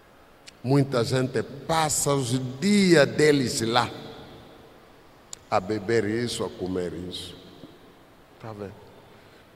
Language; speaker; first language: Portuguese; non-native, fluent; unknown